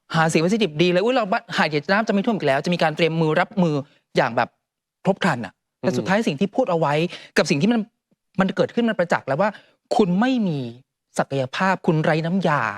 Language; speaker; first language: Thai; native; Thai